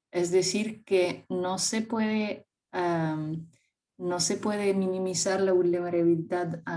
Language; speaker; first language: Spanish; non-native, fluent; French